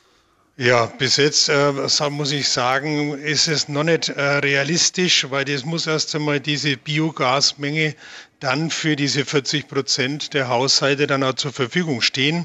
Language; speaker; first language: German; native; German